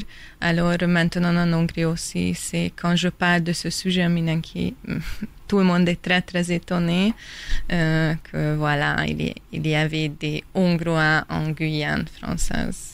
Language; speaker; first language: French; non-native, fluent; Hungarian